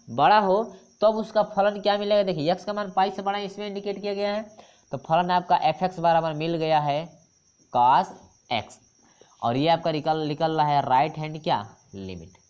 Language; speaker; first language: Hindi; native; Hindi